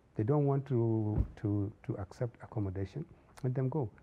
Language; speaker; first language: English; non-native, local second language; Hausa